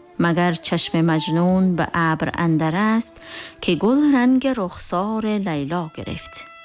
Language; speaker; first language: Persian; native; Persian